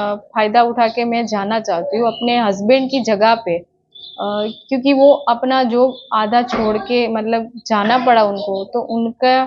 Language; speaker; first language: Hindi; non-native, local second language; Gujarati